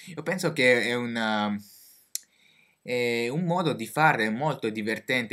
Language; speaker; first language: Italian; non-native, learner; French